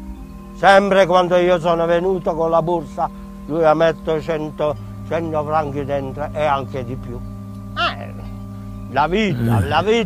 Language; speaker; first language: Italian; non-native, learner; Swiss German